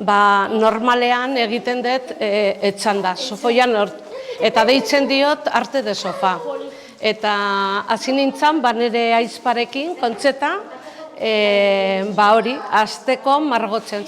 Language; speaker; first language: Basque; non-native, local second language; Spanish